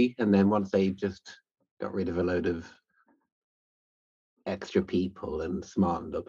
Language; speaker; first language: English; native; English